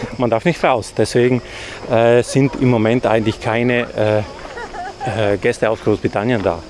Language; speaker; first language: German; native; German